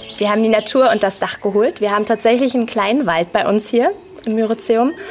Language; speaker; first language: German; native; German